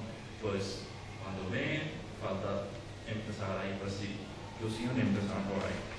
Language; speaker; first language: Spanish; non-native, learner; Urdu